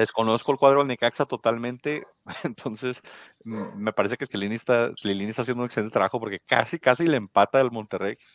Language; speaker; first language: Spanish; native; Spanish